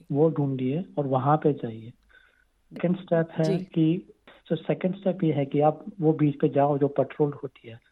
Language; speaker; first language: Hindi; non-native, local second language; Gujarati